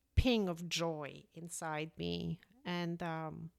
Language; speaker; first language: English; early bilingual, other home language; Polish